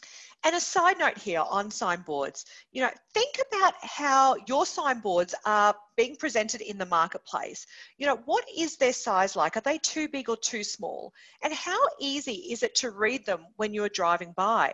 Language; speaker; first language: English; native; English